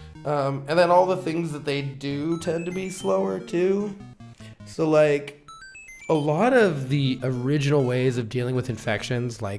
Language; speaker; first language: English; native; English